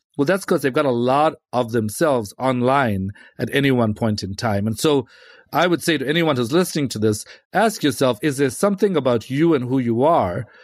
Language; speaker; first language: English; native; English